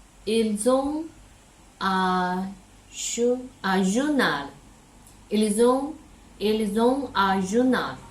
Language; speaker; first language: French; non-native, learner; Chinese